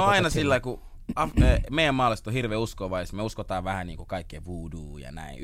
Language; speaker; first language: Finnish; early bilingual, other home language; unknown